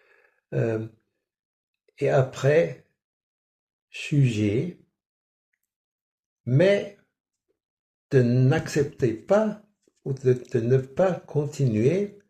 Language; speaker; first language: French; non-native, fluent; German